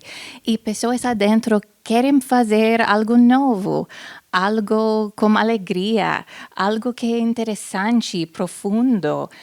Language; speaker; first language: Portuguese; non-native, fluent; English